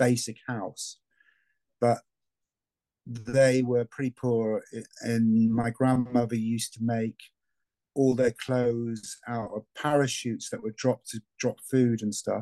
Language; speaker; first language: English; native; English